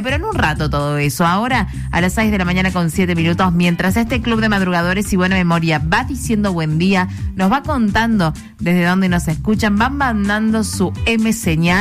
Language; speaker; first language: Spanish; native; Spanish